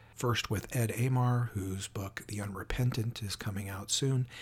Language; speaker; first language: English; native; English